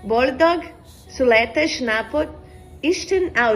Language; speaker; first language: Hungarian; non-native, learner; Portuguese